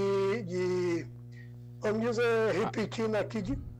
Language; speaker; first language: Portuguese; native; Portuguese